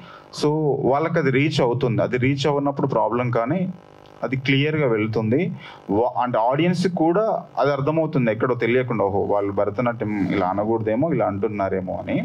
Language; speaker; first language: Telugu; native; Telugu